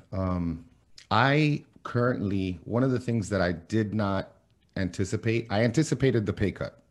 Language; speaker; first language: English; early bilingual, other home language; Spanish